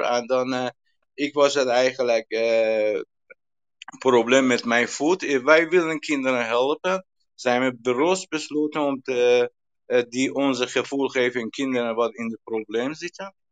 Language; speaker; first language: Dutch; non-native, learner; Persian